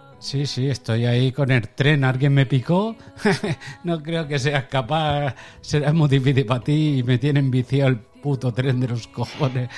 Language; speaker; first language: Spanish; native; Spanish